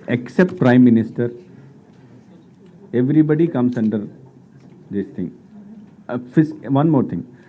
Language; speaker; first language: English; non-native, local second language; Telugu